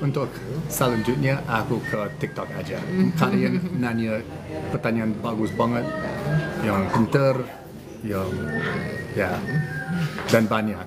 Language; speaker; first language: Indonesian; non-native, learner; English